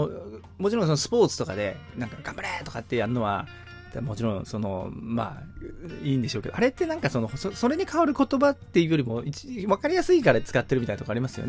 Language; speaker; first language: Japanese; native; Japanese